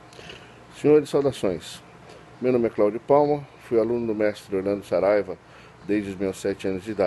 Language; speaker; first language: Portuguese; native; Portuguese